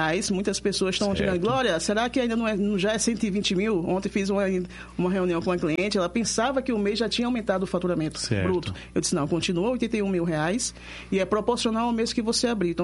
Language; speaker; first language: Portuguese; native; Portuguese